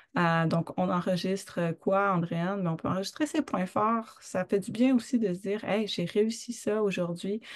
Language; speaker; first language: French; native; French